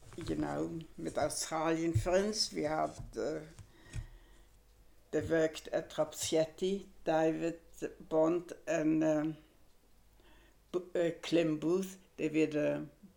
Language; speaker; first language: English; non-native, fluent; German